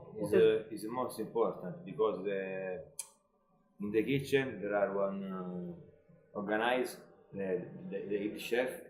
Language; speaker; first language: English; non-native, learner; Italian